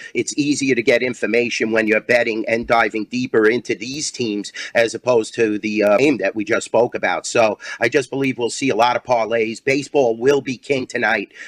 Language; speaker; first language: English; native; English